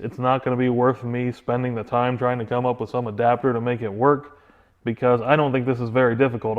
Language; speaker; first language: English; native; English